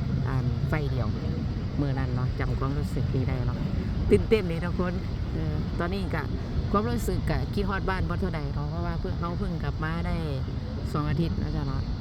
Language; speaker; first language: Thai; non-native, local second language; Northeastern Thai